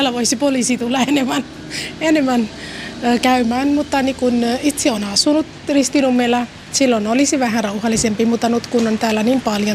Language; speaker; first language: Finnish; non-native, learner; Urdu